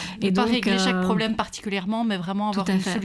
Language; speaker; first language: French; native; French